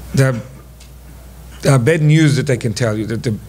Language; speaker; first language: English; non-native, fluent; Hebrew